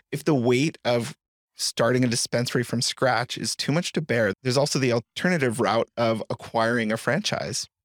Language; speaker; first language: English; native; English